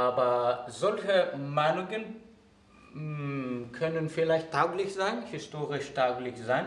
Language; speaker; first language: German; non-native, fluent; Greek